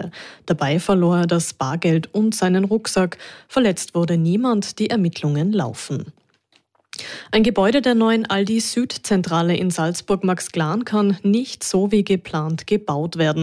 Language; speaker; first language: German; native; German